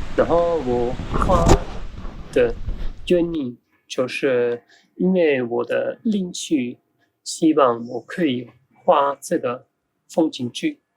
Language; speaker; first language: Chinese; non-native, fluent; German